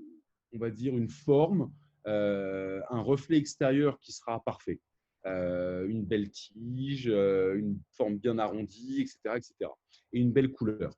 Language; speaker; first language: French; native; French